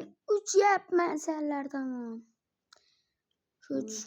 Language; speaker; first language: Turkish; non-native, learner; Uzbek